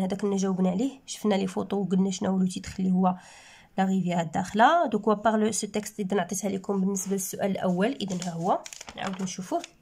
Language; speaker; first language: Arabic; native; Arabic